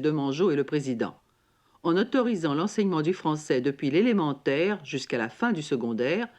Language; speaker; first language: French; native; French